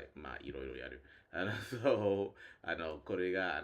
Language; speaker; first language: Japanese; non-native, learner; English